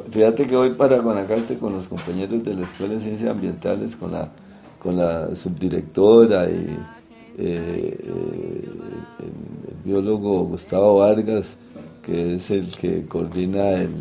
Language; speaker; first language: Spanish; native; Spanish